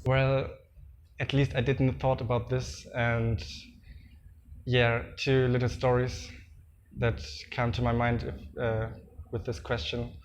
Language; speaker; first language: English; non-native, fluent; German